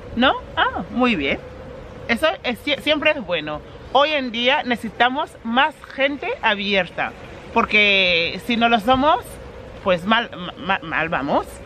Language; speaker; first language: Spanish; non-native, fluent; English